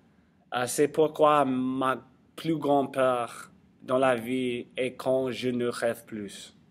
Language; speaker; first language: French; non-native, learner; English